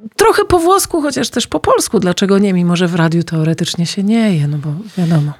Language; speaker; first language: Polish; native; Polish